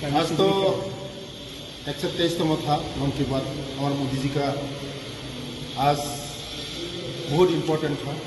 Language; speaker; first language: Hindi; non-native, local second language; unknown